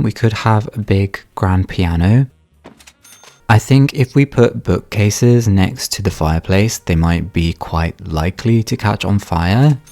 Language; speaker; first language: English; native; English